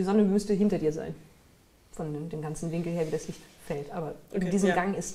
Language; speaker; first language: German; native; German